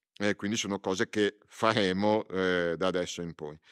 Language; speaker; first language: Italian; native; Italian